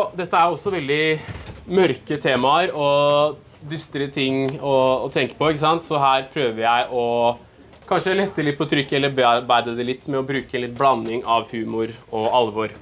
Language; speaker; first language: Norwegian; native; Norwegian